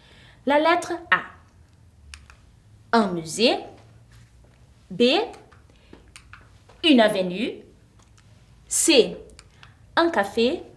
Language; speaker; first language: French; non-native, fluent; Portuguese